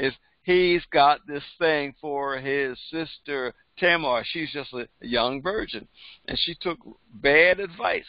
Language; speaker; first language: English; native; English